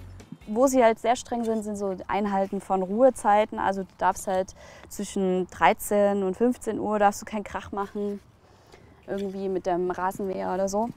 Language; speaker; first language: German; native; German